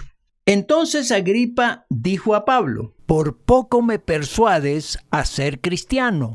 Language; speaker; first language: Spanish; native; Spanish